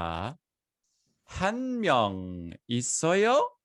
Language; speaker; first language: Korean; non-native, fluent; English